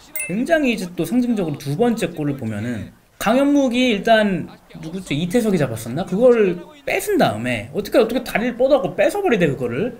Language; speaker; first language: Korean; native; Korean